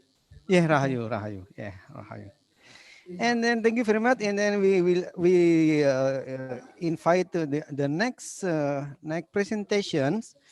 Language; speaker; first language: English; non-native, learner; Indonesian